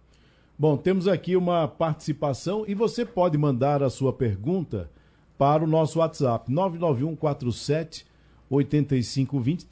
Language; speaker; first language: Portuguese; native; Portuguese